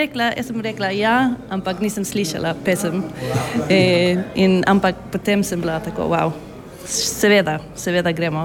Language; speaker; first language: Slovenian; non-native, learner; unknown